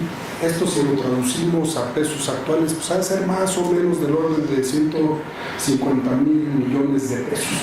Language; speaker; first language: Spanish; native; Spanish